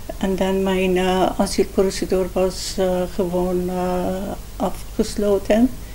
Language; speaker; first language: Dutch; non-native, learner; Persian